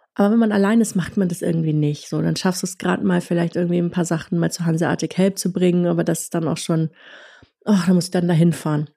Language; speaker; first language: German; early bilingual, other home language; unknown